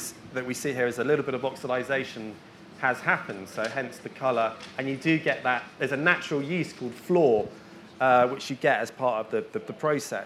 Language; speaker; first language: English; native; English